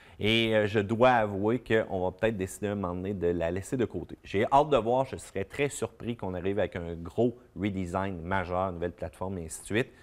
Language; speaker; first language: French; native; French